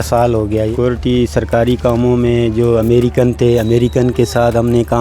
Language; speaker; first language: Hindi; non-native, fluent; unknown